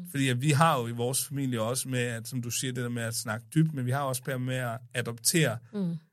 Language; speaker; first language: Danish; early bilingual, other home language; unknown